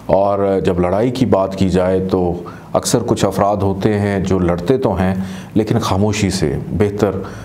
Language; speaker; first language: Urdu; native; Urdu